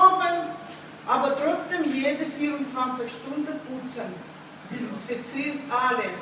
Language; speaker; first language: German; non-native, learner; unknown